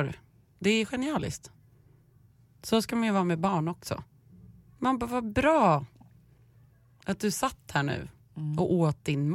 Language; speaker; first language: Swedish; native; Swedish